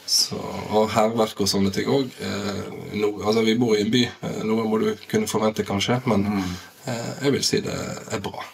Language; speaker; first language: Norwegian; native; Norwegian